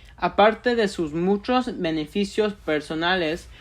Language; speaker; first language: Spanish; early bilingual, other home language; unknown